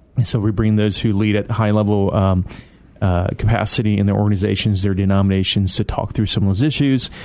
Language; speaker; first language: English; native; English